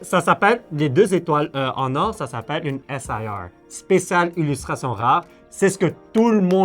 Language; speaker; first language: French; native; French